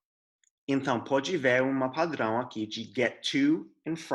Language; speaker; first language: Portuguese; non-native, fluent; English